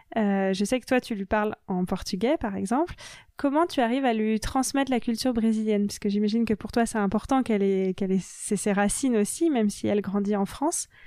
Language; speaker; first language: French; native; French